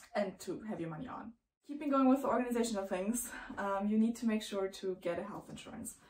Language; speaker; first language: English; non-native, fluent; German